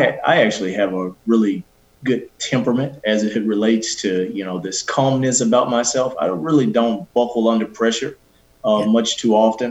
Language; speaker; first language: English; native; English